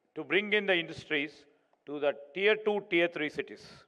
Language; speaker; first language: English; non-native, local second language; Telugu